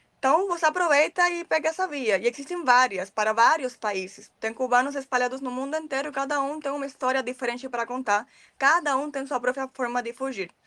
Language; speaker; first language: Portuguese; non-native, fluent; Spanish